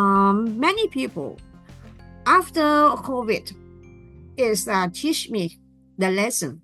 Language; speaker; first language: English; non-native, learner; Thai